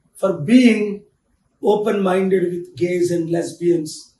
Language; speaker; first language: English; non-native, local second language; Telugu